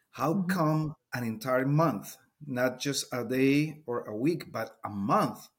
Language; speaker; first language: English; non-native, fluent; Spanish